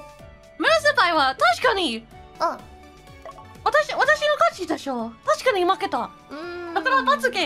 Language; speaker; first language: Japanese; non-native, learner; English